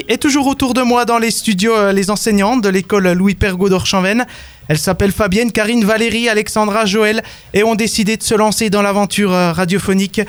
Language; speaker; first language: French; native; French